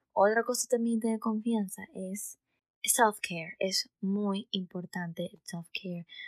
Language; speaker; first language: Spanish; early bilingual, heritage; Spanish